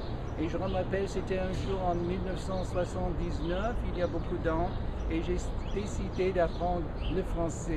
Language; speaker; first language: French; non-native, fluent; English